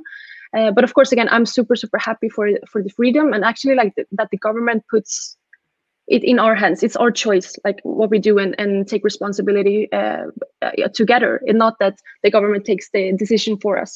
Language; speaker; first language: English; non-native, fluent; Swedish